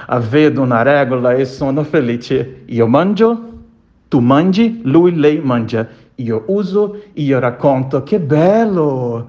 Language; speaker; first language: Italian; non-native, learner; Portuguese